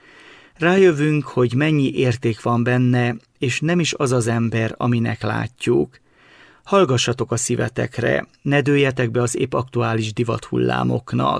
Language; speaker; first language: Hungarian; native; Hungarian